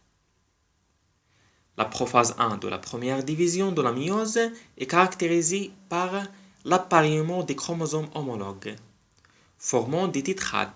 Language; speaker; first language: French; non-native, local second language; Arabic